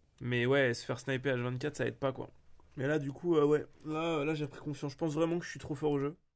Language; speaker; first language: French; native; French